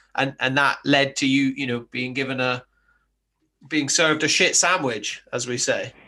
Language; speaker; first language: English; native; English